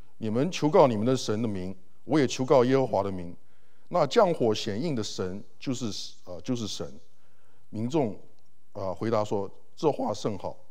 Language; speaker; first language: Chinese; early bilingual, heritage; Chinese